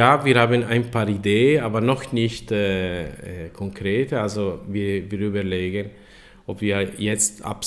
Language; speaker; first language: German; non-native, learner; Italian